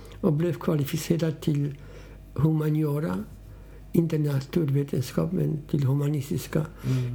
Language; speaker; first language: Swedish; non-native, fluent; Polish